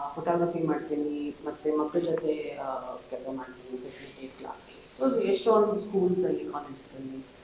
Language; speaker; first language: Kannada; non-native, local second language; Telugu